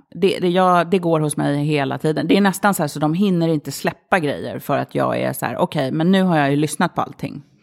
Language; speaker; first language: Swedish; early bilingual, other home language; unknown